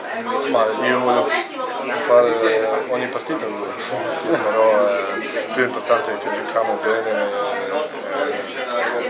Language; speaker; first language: Italian; non-native, learner; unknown